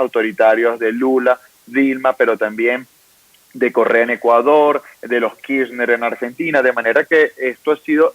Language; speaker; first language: Spanish; native; Spanish